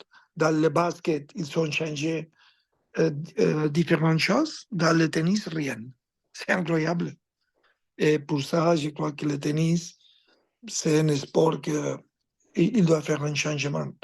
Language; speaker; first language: French; non-native, fluent; Spanish